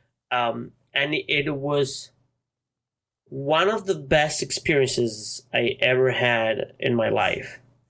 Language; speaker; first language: English; non-native, fluent; Spanish